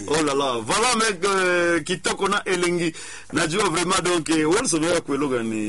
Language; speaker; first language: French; non-native, local second language; Swahili